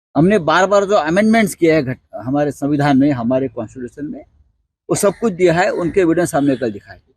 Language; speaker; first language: Hindi; non-native, local second language; Marathi